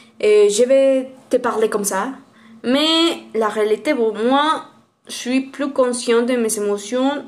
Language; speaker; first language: French; non-native, learner; Spanish